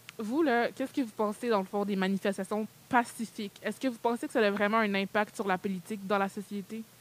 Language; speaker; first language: French; native; French